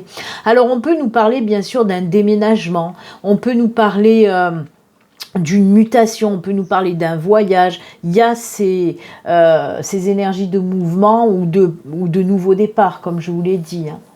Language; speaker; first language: French; native; French